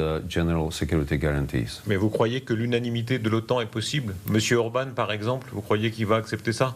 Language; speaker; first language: French; native; French